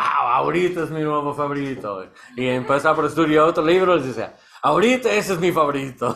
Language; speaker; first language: Spanish; non-native, learner; English